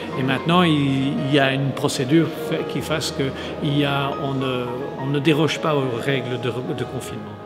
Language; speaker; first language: French; native; French